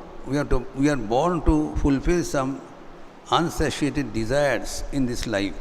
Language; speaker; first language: English; non-native, local second language; Hindi